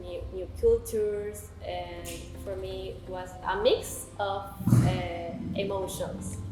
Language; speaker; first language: English; non-native, learner; Spanish